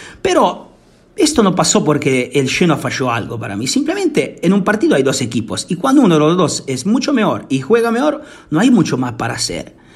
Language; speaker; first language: Spanish; non-native, fluent; Italian